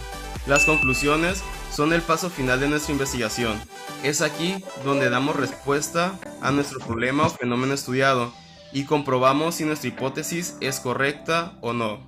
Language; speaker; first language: Spanish; native; Spanish